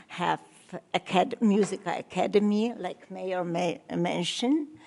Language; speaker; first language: English; non-native, learner; Polish